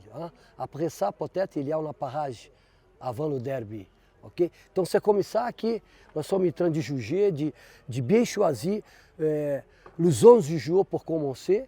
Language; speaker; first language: French; non-native, fluent; Portuguese